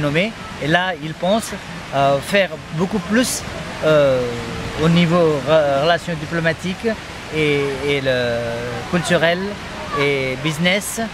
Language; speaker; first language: French; non-native, fluent; Nepali